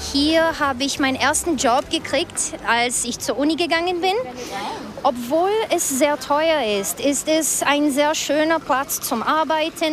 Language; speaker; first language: German; early bilingual, other home language; Portuguese